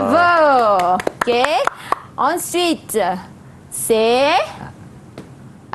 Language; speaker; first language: French; non-native, fluent; Malay